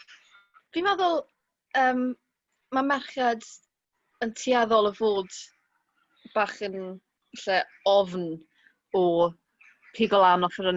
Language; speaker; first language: Welsh; native; Welsh